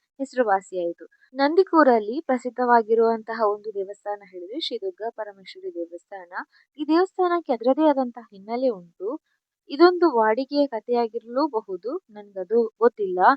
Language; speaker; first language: Kannada; non-native, local second language; Tulu